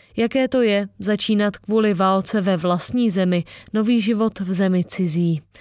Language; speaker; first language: Czech; native; Czech